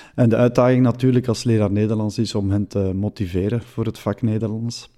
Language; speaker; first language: Dutch; native; Dutch